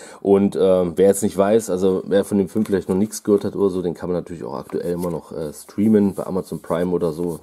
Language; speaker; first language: German; native; German